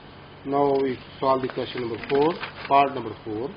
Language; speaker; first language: English; non-native, local second language; Urdu